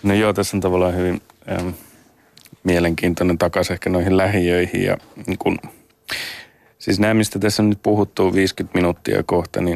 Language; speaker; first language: Finnish; native; Finnish